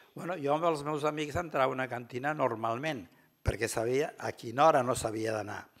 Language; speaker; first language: Catalan; early bilingual, heritage; Catalan